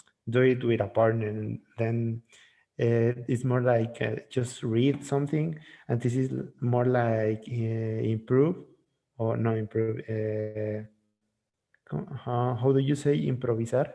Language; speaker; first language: English; non-native, learner; Spanish